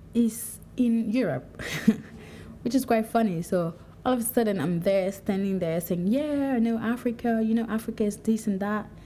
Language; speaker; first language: English; non-native, local second language; French